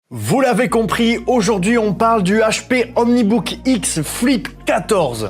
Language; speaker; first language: French; native; French